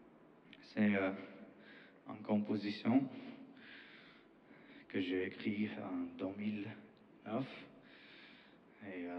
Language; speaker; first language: French; non-native, learner; Armenian